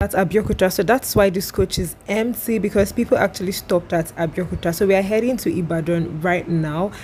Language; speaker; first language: English; non-native, local second language; Igbo